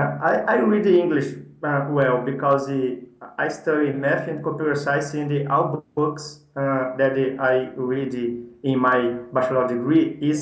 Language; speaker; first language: English; non-native, learner; Portuguese